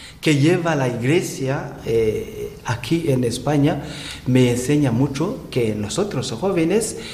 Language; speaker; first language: Spanish; non-native, learner; Rundi